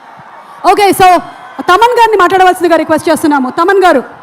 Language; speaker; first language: Telugu; native; Telugu